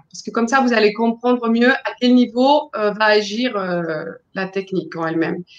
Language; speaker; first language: French; non-native, fluent; Spanish